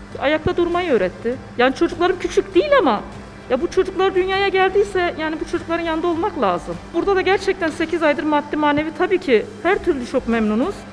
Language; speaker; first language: Turkish; native; Turkish